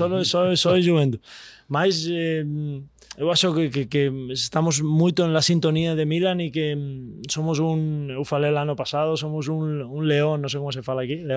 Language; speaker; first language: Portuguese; non-native, learner; Spanish